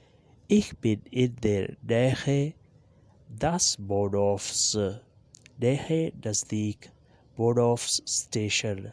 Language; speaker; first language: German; non-native, learner; Urdu